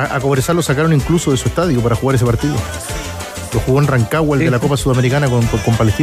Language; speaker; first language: Spanish; native; Spanish